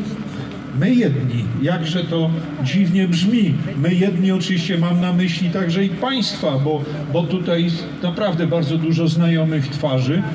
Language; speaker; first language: Polish; native; Polish